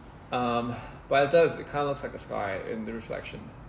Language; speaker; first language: English; early bilingual, other home language; Korean